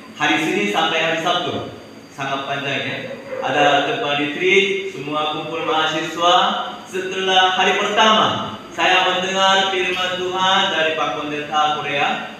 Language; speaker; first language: Indonesian; non-native, fluent; Korean